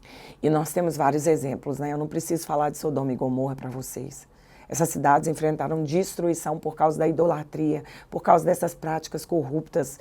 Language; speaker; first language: Portuguese; native; Portuguese